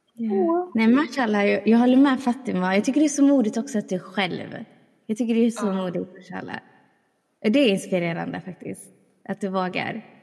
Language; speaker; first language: Swedish; early bilingual, other home language; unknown